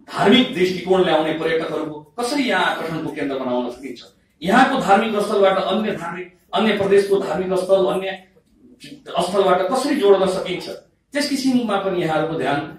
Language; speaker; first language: Nepali; non-native, local second language; Bhojpuri